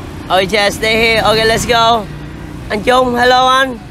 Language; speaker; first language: English; non-native, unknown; Vietnamese